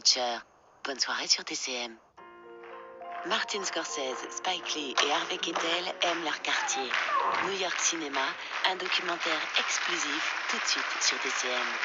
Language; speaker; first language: French; native; French